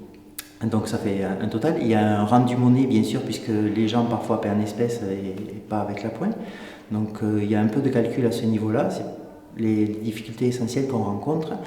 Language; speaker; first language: French; native; French